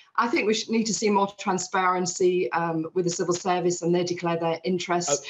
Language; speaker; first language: English; native; English